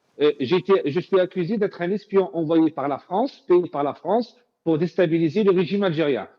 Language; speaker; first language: French; non-native, local second language; Arabic